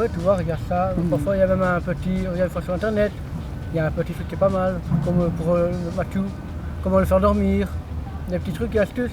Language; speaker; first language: French; native; French